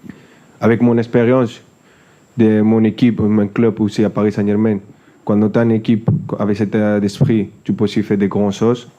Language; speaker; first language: French; non-native, fluent; Spanish